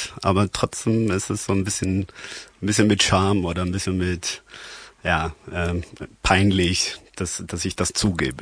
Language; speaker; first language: German; non-native, fluent; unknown